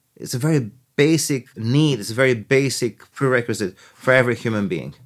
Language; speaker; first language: English; early bilingual, other home language; Albanian